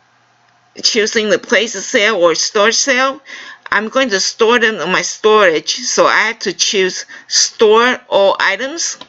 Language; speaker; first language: English; non-native, fluent; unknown